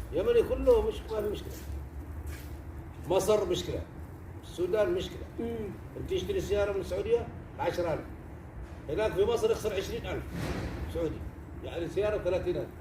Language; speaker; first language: Arabic; non-native, learner; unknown